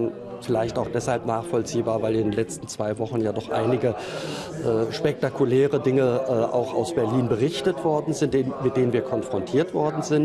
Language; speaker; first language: German; native; German